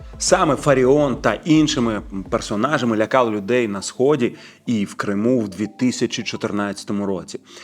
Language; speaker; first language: Ukrainian; non-native, local second language; Russian